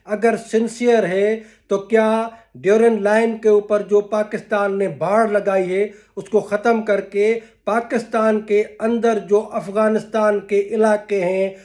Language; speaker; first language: Urdu; non-native, local second language; Sindhi